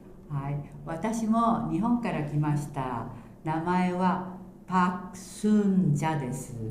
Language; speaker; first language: Japanese; early bilingual, other home language; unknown